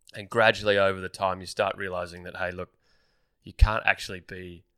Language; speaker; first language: English; native; English